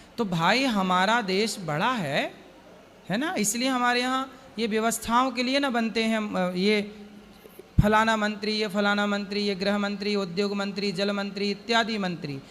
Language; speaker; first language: Hindi; native; Hindi